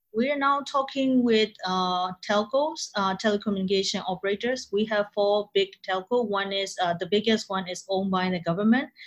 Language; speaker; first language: English; non-native, fluent; Burmese